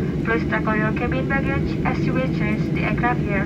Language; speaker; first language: English; non-native, fluent; Indonesian